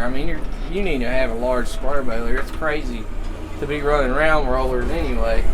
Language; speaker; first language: English; native; English